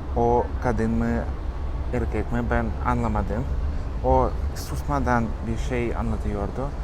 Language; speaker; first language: Turkish; non-native, learner; Russian